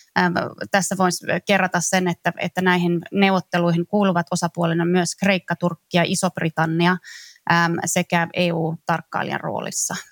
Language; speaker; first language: Finnish; native; Finnish